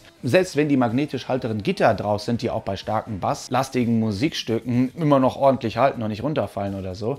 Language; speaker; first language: German; native; German